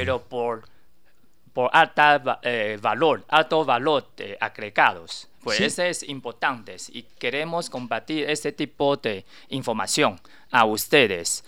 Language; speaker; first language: Spanish; non-native, learner; Chinese